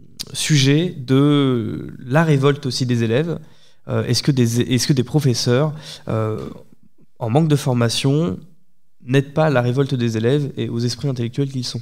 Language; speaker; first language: French; native; French